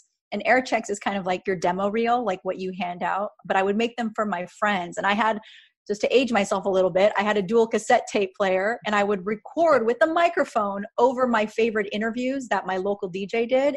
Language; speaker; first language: English; native; English